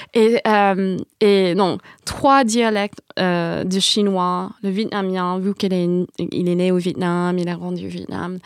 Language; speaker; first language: French; non-native, fluent; English